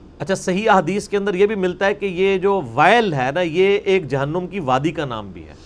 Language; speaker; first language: Urdu; non-native, local second language; Punjabi